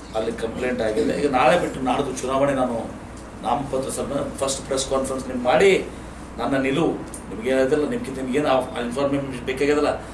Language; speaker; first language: Kannada; native; Kannada